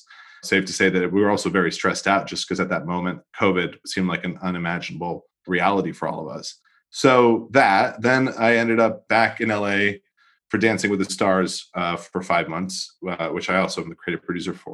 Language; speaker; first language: English; native; English